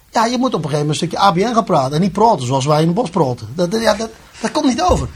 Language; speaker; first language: Dutch; native; Dutch